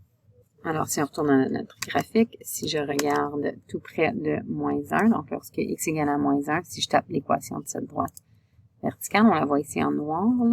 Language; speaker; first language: French; native; French